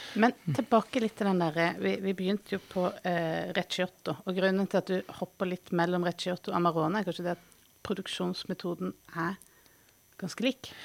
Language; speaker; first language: Norwegian; native; Norwegian